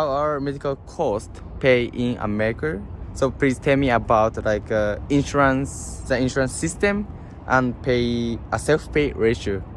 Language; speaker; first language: English; non-native, learner; Japanese